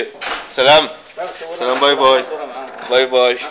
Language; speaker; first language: Arabic; non-native, learner; Tamil